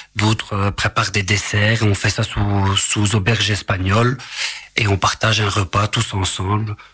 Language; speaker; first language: French; native; French